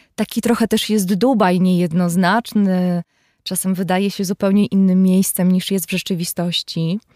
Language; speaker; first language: Polish; native; Polish